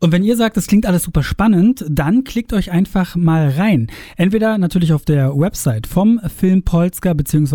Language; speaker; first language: German; native; German